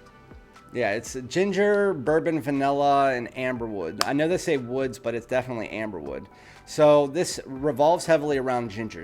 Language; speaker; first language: English; native; English